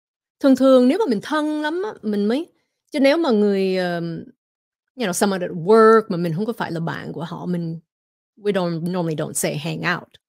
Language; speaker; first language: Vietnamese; early bilingual, heritage; Vietnamese